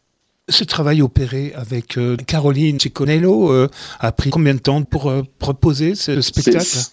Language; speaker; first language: French; native; French